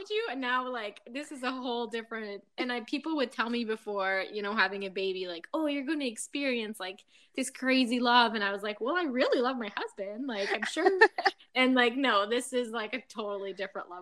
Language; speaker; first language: English; non-native, fluent; French